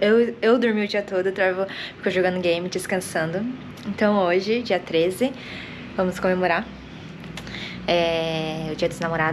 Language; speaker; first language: Portuguese; early bilingual, heritage; Portuguese